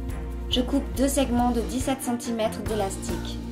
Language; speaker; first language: French; native; French